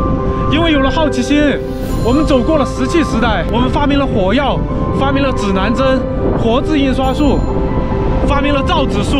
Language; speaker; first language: Chinese; native; Chinese